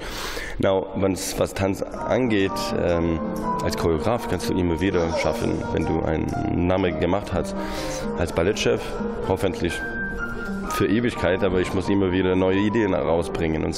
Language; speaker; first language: German; non-native, fluent; English